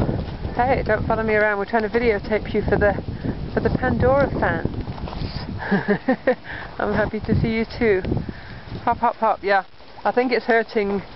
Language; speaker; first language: English; native; English